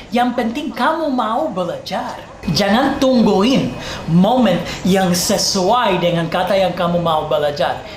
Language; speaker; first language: Indonesian; non-native, fluent; English